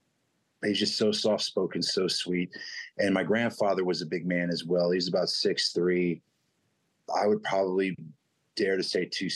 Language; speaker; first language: English; native; English